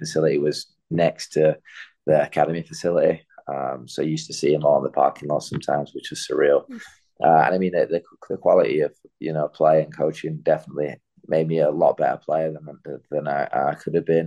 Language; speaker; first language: English; native; English